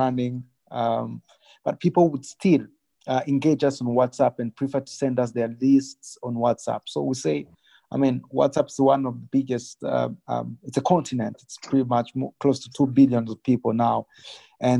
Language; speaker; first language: English; non-native, local second language; Kinyarwanda